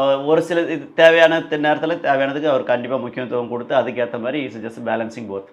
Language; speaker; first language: Tamil; native; Tamil